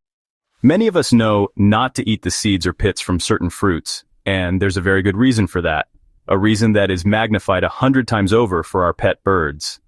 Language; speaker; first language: English; native; English